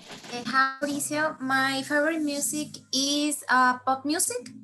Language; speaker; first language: English; non-native, learner; Spanish